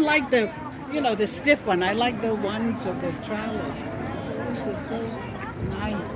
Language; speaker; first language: English; non-native, learner; Cantonese